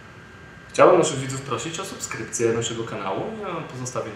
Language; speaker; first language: Polish; native; Polish